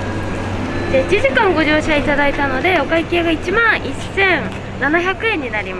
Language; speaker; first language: Japanese; native; Japanese